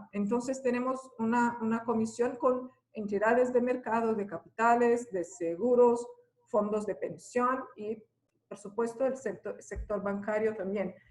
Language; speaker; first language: Spanish; non-native, fluent; Portuguese